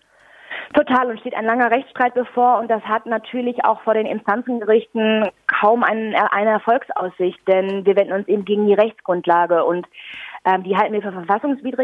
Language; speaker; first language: German; native; German